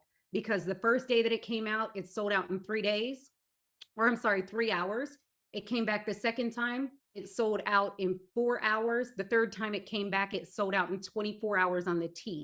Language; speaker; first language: English; native; English